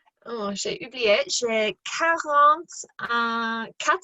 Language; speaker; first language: French; non-native, learner; English